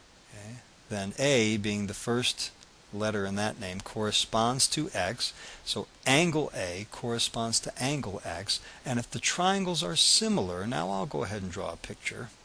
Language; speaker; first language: English; native; English